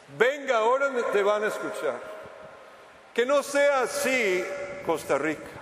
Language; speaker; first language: Spanish; non-native, fluent; English